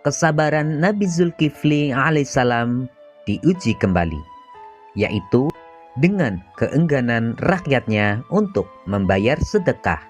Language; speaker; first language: Indonesian; native; Indonesian